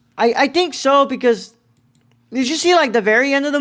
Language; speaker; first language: English; native; English